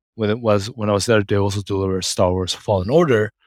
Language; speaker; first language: English; native; English